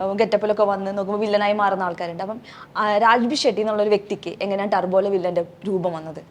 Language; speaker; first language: Malayalam; native; Malayalam